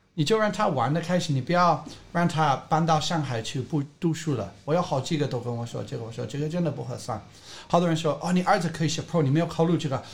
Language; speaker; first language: Chinese; non-native, fluent; English